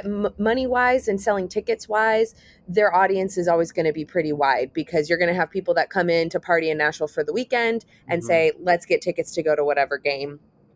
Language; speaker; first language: English; native; English